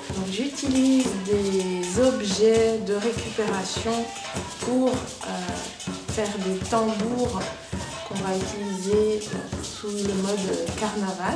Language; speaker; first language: French; native; French